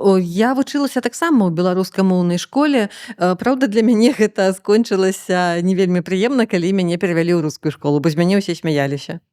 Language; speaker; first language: Belarusian; native; Belarusian